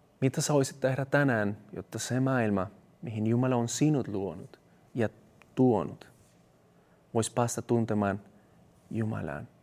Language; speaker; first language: Finnish; non-native, fluent; Spanish